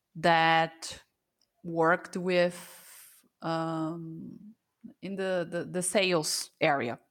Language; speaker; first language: English; non-native, fluent; Portuguese